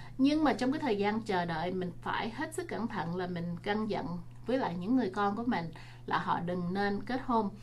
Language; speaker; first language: Vietnamese; early bilingual, heritage; Vietnamese